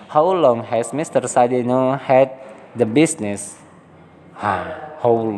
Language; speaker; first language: English; non-native, fluent; Indonesian